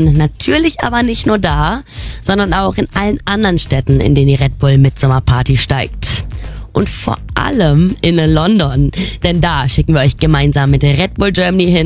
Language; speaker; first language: German; native; German